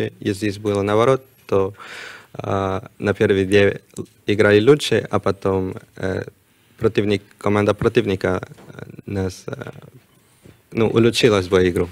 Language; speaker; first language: Russian; non-native, learner; Spanish